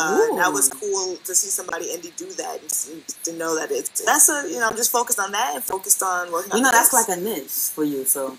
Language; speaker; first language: English; native; English